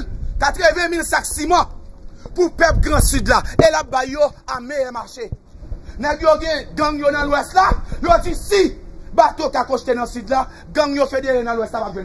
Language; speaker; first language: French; non-native, local second language; Haitian Creole